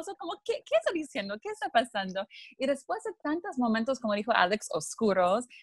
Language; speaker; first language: Spanish; non-native, fluent; English